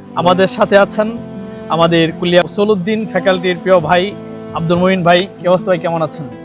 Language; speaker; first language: Bangla; native; Bangla